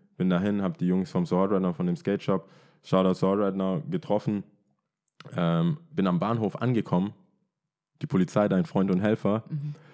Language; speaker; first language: German; early bilingual, other home language; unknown